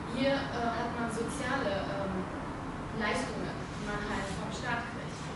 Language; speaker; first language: German; early bilingual, other home language; Armenian